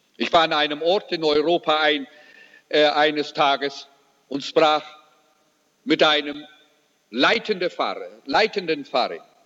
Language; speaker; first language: German; early bilingual, heritage; German